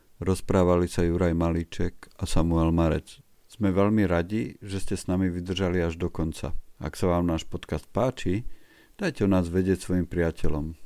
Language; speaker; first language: Slovak; native; Slovak